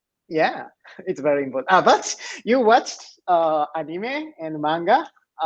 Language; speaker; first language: English; non-native, learner; Japanese